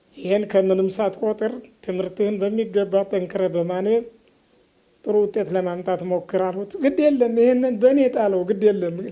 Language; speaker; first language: Amharic; native; Amharic